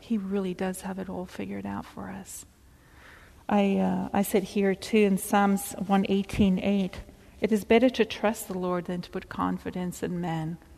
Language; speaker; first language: English; early bilingual, other home language; Dutch